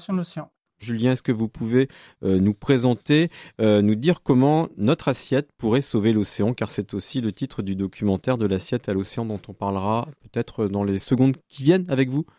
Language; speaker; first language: French; native; French